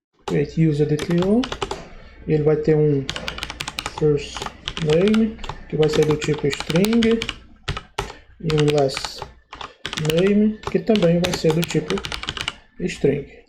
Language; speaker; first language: Portuguese; native; Portuguese